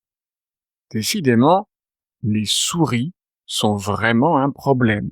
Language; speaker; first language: French; native; French